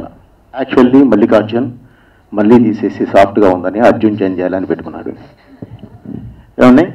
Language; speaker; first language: Telugu; native; Telugu